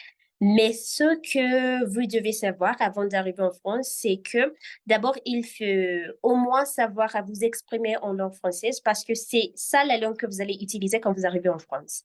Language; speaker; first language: French; non-native, fluent; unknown